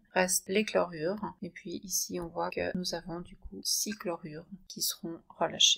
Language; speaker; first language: French; native; French